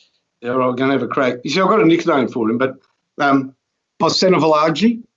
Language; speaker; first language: English; native; English